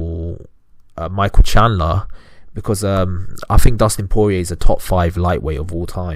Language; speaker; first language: English; native; English